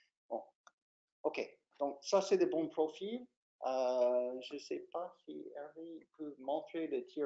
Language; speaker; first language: French; non-native, fluent; English